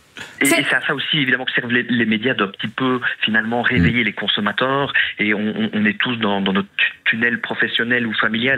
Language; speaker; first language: French; native; French